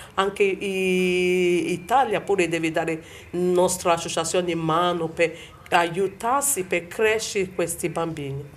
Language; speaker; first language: Italian; non-native, learner; Bini